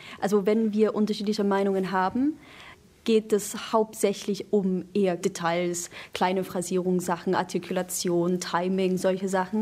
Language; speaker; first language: German; non-native, fluent; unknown